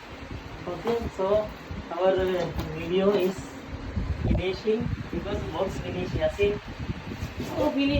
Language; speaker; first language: English; non-native, learner; Malayalam